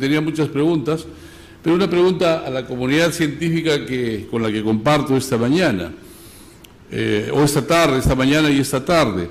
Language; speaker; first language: Spanish; native; Spanish